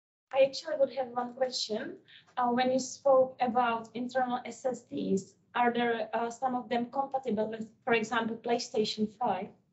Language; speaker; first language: English; non-native, fluent; Czech